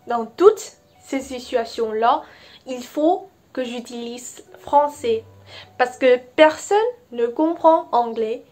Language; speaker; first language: French; non-native, fluent; Vietnamese